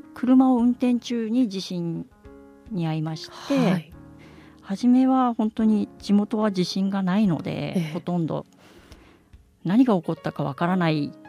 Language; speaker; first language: Japanese; native; Japanese